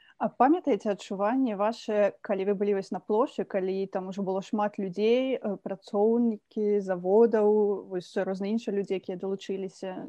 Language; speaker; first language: Belarusian; native; Belarusian